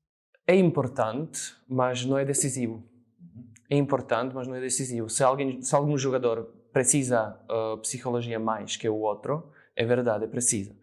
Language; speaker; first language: Portuguese; non-native, fluent; Slovak